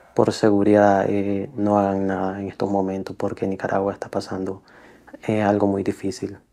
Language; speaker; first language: Spanish; native; Spanish